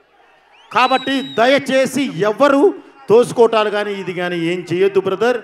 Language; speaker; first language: Telugu; native; Telugu